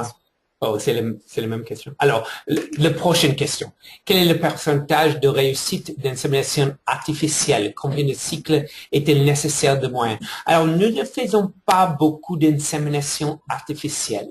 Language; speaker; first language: French; non-native, fluent; English